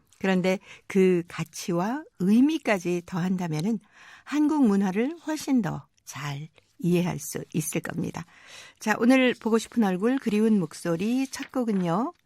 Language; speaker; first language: Korean; native; Korean